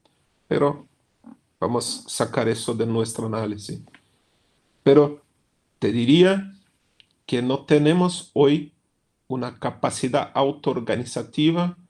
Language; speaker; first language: Spanish; non-native, fluent; Portuguese